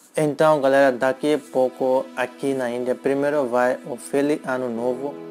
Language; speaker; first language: Portuguese; non-native, learner; Hindi